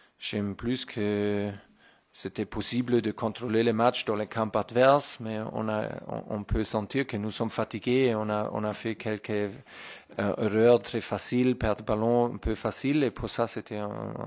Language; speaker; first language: French; non-native, fluent; German